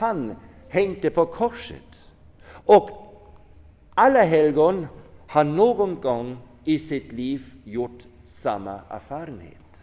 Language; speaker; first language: Swedish; non-native, fluent; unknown